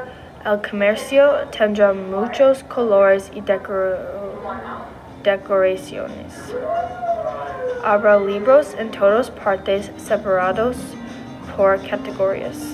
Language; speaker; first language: Spanish; non-native, learner; English